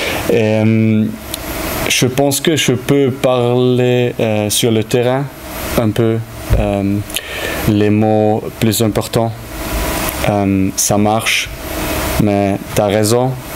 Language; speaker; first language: French; non-native, learner; German